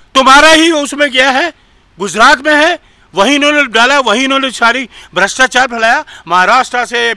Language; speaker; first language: Hindi; native; Hindi